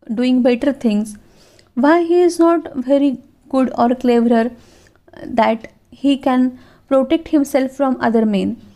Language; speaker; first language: English; non-native, local second language; Marathi